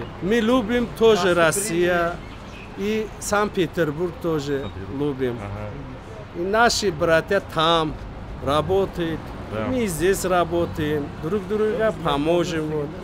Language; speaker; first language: Russian; non-native, local second language; Tajik